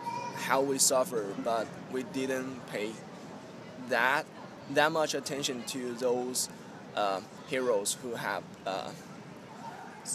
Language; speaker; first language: English; non-native, fluent; Chinese